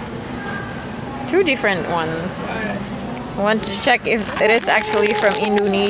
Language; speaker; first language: English; non-native, fluent; Indonesian